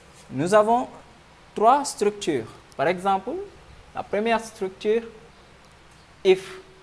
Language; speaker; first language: French; non-native, local second language; Wolof